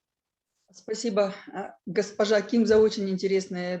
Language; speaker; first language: Russian; native; Russian